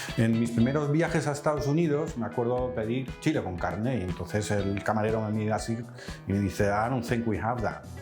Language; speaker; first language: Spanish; non-native, fluent; Dutch